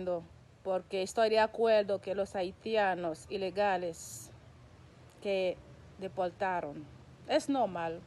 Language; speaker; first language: Spanish; non-native, local second language; Haitian Creole